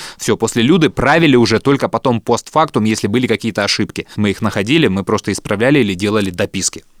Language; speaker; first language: Russian; native; Russian